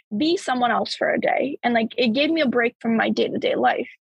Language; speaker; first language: English; early bilingual, other home language; Bulgarian